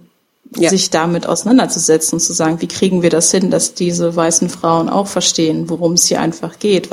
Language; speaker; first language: German; native; German